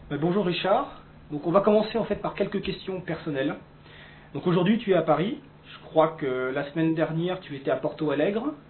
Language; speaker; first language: French; native; French